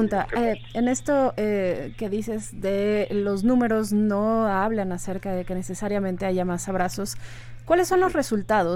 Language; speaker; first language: Spanish; native; Spanish